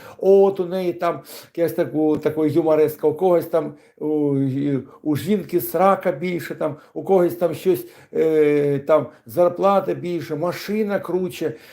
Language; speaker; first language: Ukrainian; non-native, local second language; Russian